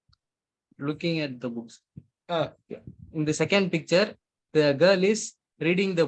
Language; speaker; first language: English; non-native, learner; Tamil